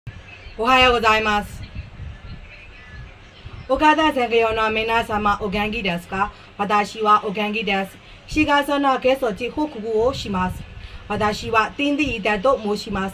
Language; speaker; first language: Japanese; non-native, learner; Burmese